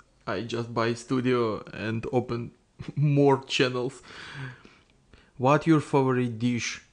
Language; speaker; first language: English; non-native, learner; Russian